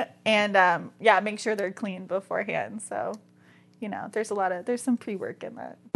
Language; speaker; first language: English; native; English